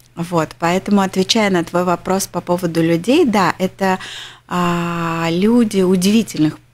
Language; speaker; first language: Russian; native; Russian